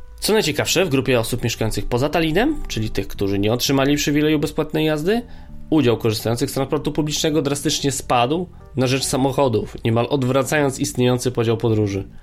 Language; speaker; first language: Polish; native; Polish